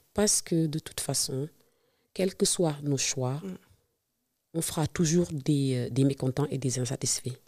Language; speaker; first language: French; non-native, local second language; Serer